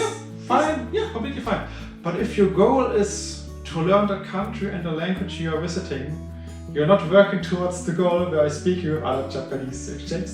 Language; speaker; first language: English; non-native, fluent; German